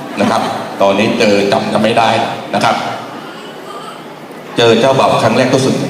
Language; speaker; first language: Thai; native; Thai